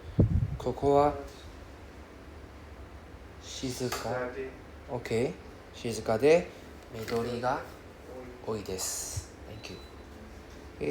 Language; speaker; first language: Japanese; non-native, fluent; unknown